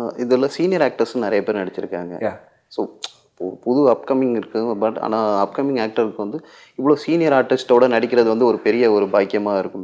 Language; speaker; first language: Tamil; native; Tamil